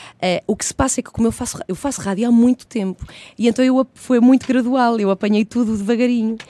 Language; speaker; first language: Portuguese; early bilingual, heritage; Portuguese